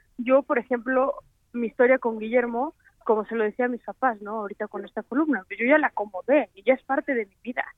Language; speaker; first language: Spanish; native; Spanish